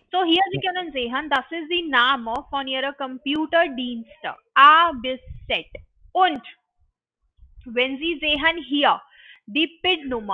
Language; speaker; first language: German; non-native, learner; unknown